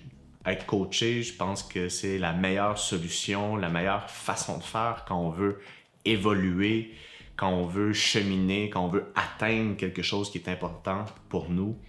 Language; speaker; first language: French; native; French